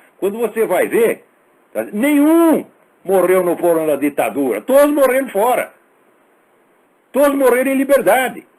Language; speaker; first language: Portuguese; native; Portuguese